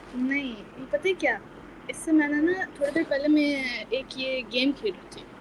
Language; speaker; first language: Urdu; native; Urdu